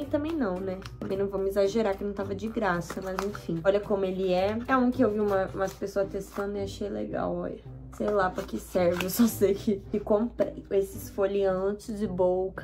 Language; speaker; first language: Portuguese; native; Portuguese